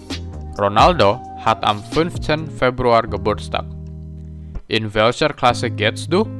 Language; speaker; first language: German; non-native, learner; Indonesian